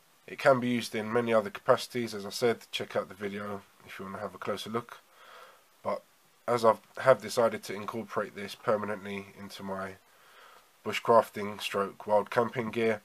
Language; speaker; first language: English; native; English